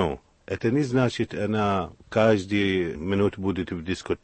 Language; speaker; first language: Russian; non-native, learner; Arabic